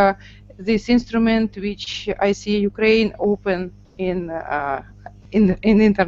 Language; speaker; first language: English; non-native, learner; Russian